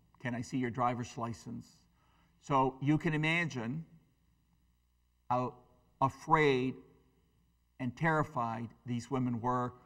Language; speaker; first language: English; early bilingual, other home language; Spanish